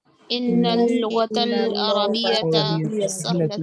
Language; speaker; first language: Arabic; non-native, learner; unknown